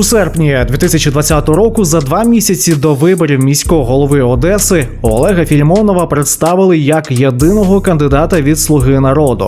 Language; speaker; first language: Ukrainian; native; Ukrainian